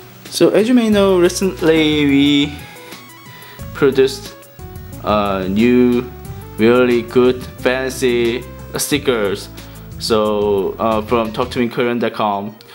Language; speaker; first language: English; non-native, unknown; Korean